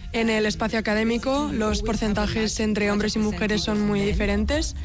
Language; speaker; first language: Spanish; non-native, fluent; English